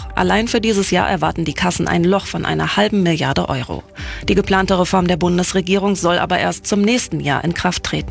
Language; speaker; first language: German; native; German